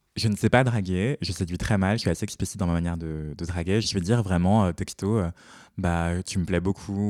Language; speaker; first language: French; native; French